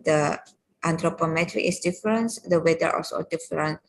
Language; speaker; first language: English; non-native, learner; Indonesian